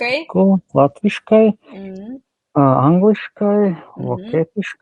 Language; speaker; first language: Lithuanian; non-native, learner; Latvian